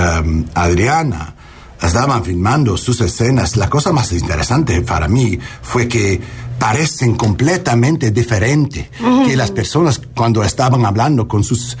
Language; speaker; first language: Spanish; early bilingual, heritage; English